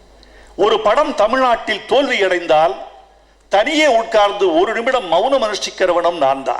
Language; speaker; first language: Tamil; native; Tamil